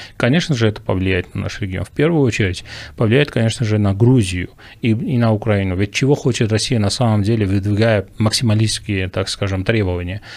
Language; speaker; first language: Russian; non-native, local second language; Armenian